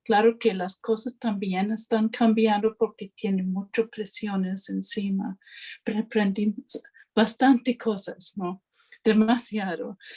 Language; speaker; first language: Spanish; non-native, fluent; English